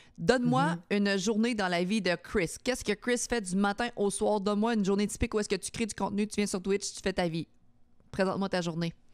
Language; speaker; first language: French; native; French